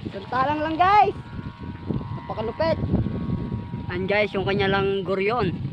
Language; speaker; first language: Filipino; native; Filipino